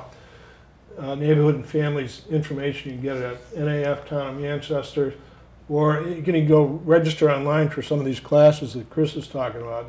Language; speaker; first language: English; native; English